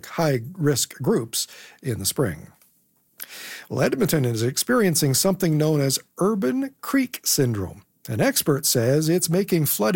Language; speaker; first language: English; native; English